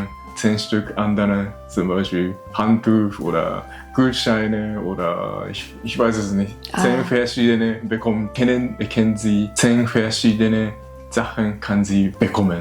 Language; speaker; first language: German; non-native, learner; Japanese